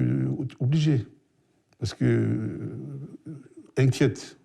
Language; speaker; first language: French; non-native, fluent; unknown